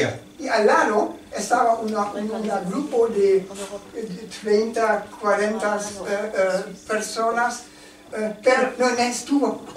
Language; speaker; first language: Spanish; non-native, learner; German